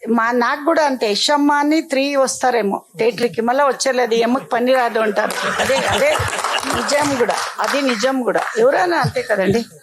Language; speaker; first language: Telugu; non-native, local second language; Kannada